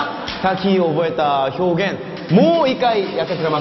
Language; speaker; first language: Japanese; non-native, fluent; Korean